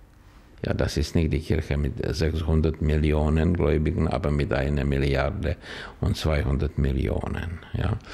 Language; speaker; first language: German; non-native, learner; Czech